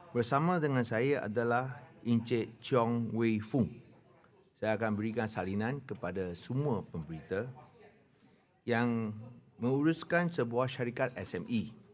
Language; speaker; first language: Malay; non-native, local second language; Chinese